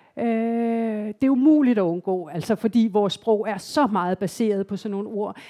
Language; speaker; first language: Danish; native; Danish